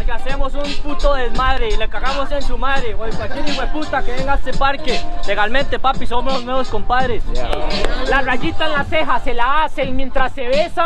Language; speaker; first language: Spanish; native; Spanish